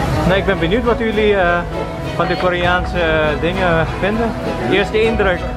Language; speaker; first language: Dutch; non-native, fluent; Filipino